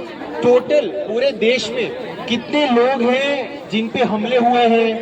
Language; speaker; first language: Hindi; native; Hindi